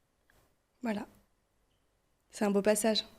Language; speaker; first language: French; early bilingual, other home language; Portuguese